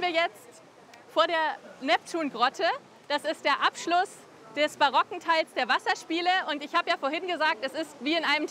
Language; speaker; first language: German; native; German